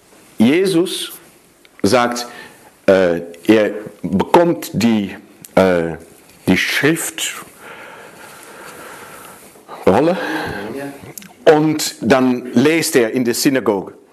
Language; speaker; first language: German; non-native, fluent; Dutch